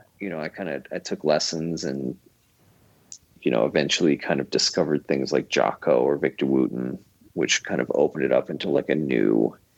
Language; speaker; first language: English; native; English